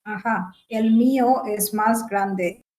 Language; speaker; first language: Spanish; non-native, learner; Bangla